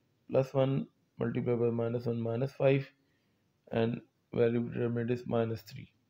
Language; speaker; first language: English; non-native, local second language; Urdu